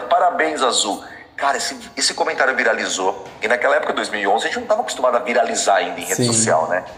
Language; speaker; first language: Portuguese; native; Portuguese